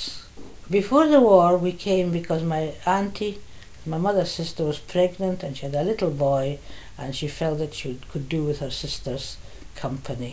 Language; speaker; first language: English; non-native, fluent; Polish